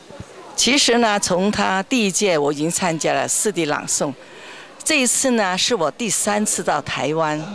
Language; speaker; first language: Chinese; non-native, local second language; Cantonese